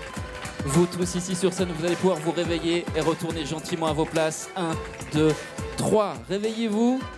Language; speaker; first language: French; native; French